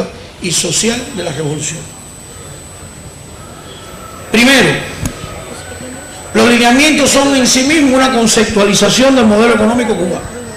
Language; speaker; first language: Spanish; native; Spanish